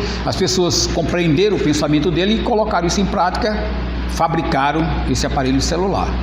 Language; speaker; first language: Portuguese; native; Portuguese